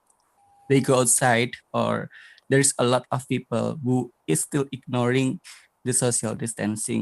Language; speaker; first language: English; non-native, learner; Indonesian